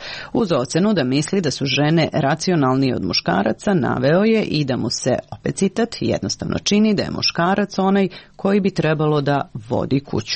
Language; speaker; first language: Serbian; native; Serbian